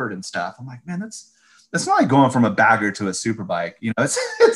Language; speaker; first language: English; native; English